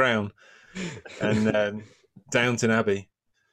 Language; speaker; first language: English; native; English